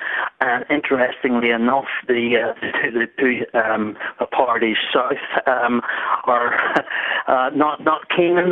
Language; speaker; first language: English; native; English